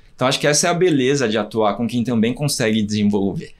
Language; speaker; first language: Portuguese; native; Portuguese